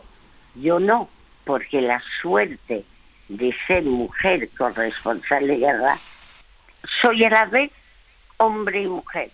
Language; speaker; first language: Spanish; early bilingual, other home language; French